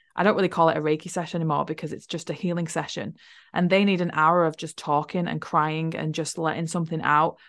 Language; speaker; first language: English; native; English